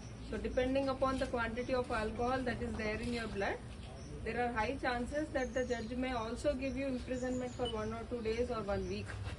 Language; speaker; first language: English; non-native, local second language; Telugu